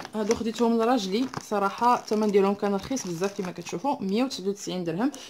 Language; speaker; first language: Arabic; non-native, local second language; Tachelhit